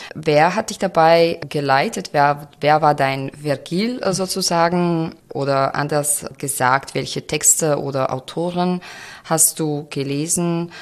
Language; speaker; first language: German; non-native, fluent; Croatian